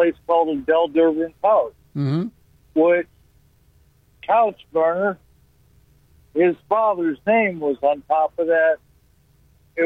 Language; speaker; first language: English; native; English